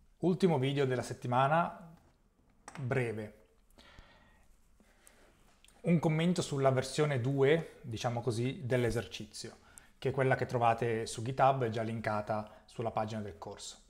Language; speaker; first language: Italian; native; Italian